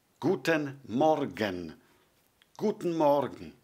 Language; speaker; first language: German; non-native, fluent; Polish